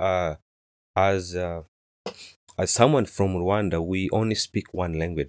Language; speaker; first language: English; non-native, local second language; Kinyarwanda